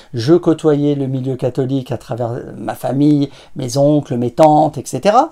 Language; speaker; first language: French; native; French